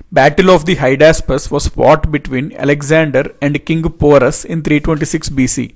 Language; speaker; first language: English; non-native, local second language; Telugu